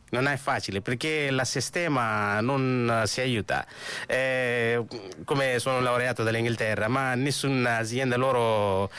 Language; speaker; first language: Italian; non-native, learner; Urdu